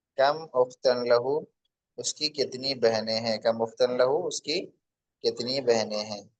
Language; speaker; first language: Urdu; native; Urdu